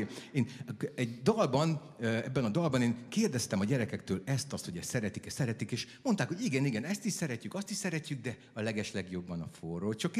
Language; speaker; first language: Hungarian; native; Hungarian